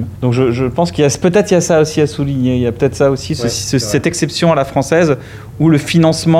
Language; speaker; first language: French; native; French